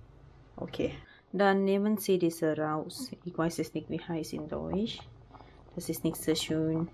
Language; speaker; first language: German; non-native, learner; Thai